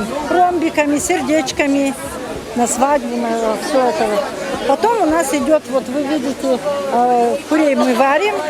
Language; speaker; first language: Russian; non-native, local second language; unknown